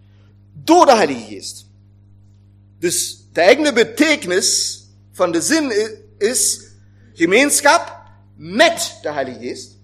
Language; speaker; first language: Dutch; non-native, fluent; German